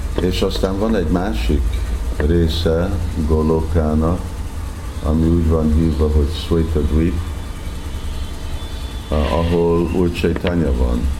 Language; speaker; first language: Hungarian; early bilingual, heritage; Hungarian